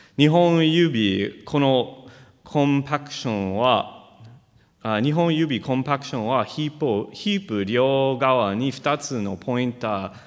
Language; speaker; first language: Japanese; non-native, fluent; English